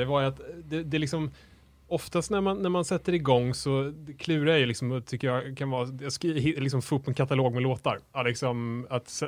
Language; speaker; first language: Swedish; native; Swedish